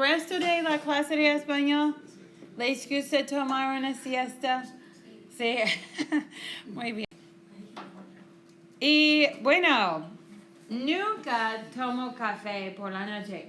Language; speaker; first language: Spanish; non-native, fluent; English